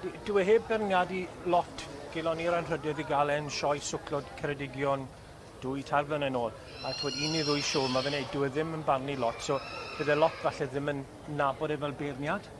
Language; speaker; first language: Welsh; native; Welsh